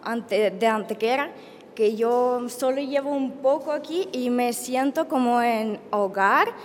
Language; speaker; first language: Spanish; non-native, learner; Ukrainian